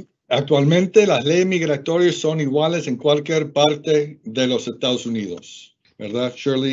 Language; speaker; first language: Spanish; non-native, fluent; English